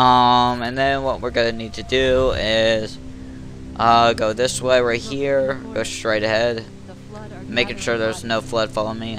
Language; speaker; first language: English; native; English